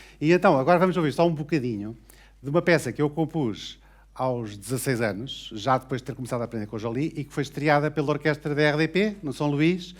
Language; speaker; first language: Portuguese; native; Portuguese